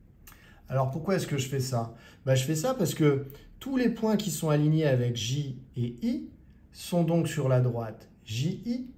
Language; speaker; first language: French; native; French